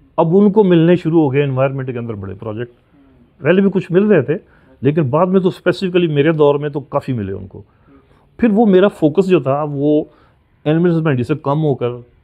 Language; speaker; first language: Urdu; non-native, local second language; Punjabi